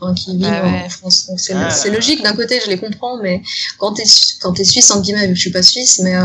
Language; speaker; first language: French; native; French